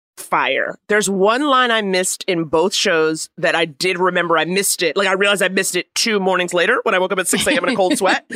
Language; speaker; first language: English; native; English